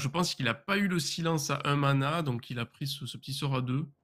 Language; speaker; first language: French; native; French